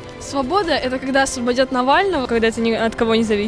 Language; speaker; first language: Russian; native; Russian